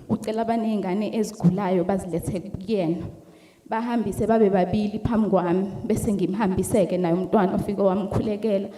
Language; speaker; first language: Zulu; native; Zulu